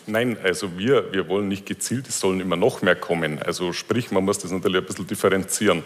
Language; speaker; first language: German; native; German